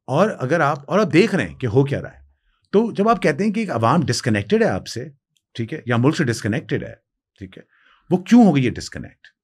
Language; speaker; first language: Urdu; non-native, local second language; Sindhi